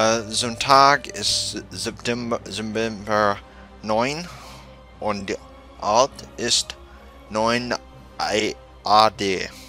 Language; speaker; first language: German; non-native, learner; English